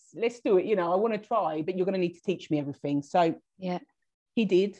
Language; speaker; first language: English; native; English